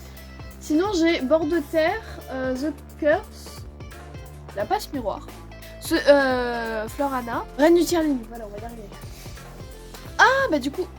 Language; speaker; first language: French; native; French